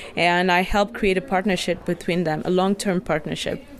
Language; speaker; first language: English; non-native, fluent; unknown